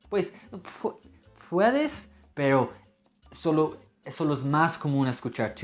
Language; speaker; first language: Spanish; non-native, fluent; English